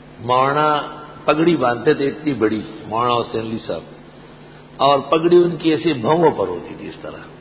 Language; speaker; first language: Urdu; non-native, local second language; Pashto